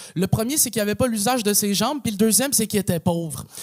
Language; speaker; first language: French; native; French